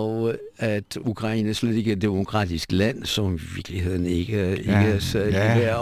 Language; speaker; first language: Danish; non-native, fluent; Polish